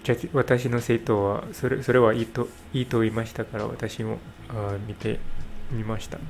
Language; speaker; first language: Japanese; non-native, learner; English